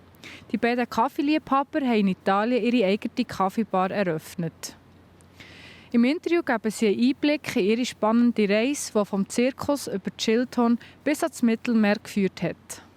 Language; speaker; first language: German; native; German